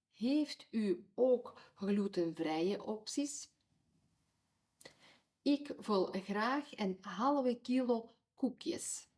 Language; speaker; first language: Dutch; non-native, fluent; Ukrainian